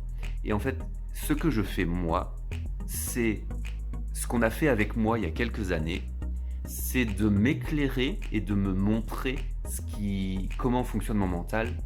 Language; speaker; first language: French; native; French